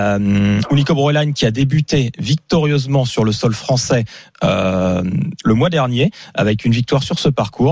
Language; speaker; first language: French; native; French